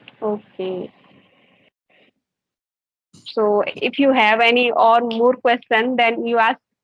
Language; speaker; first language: English; non-native, learner; Hindi